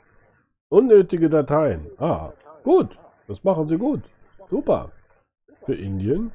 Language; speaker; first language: German; native; German